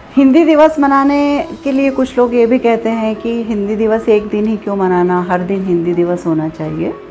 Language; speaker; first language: Hindi; native; Hindi